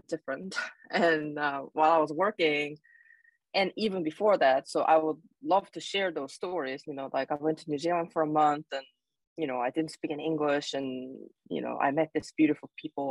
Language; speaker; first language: English; non-native, fluent; Korean